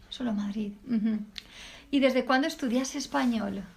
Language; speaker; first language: Spanish; native; Spanish